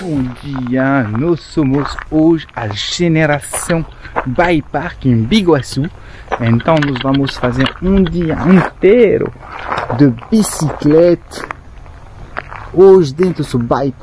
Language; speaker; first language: Portuguese; non-native, learner; French